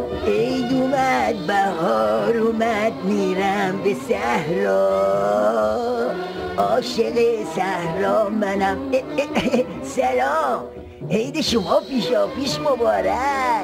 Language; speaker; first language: Persian; native; Persian